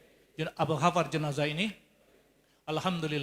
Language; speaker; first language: Malay; native; Malay